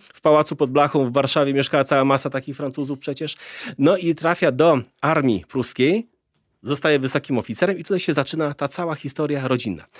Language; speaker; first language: Polish; native; Polish